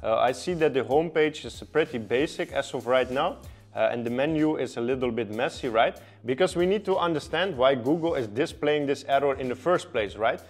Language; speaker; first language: English; non-native, fluent; Dutch